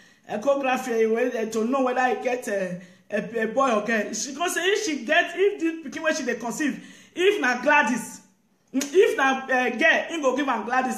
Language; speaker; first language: English; non-native, local second language; Bini